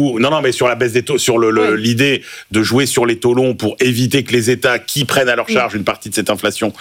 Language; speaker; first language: French; native; French